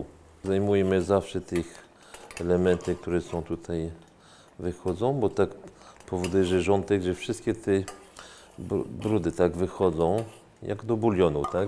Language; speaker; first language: Polish; non-native, fluent; French